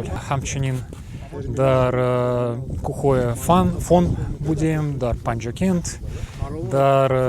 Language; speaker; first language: Tajik; non-native, fluent; Russian